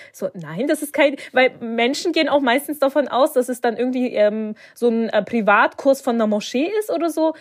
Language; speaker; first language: German; early bilingual, other home language; Turkish